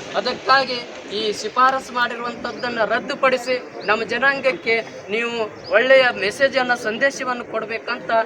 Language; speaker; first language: Kannada; non-native, local second language; Lambadi